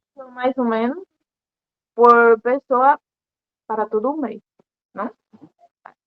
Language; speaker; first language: Portuguese; non-native, learner; Spanish